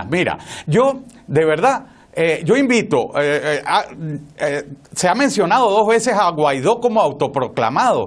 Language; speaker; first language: Spanish; native; Spanish